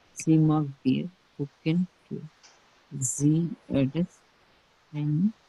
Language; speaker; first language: German; non-native, learner; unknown